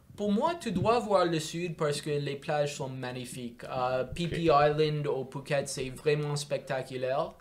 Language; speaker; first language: French; non-native, local second language; English